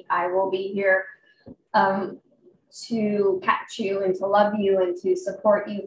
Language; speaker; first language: English; native; English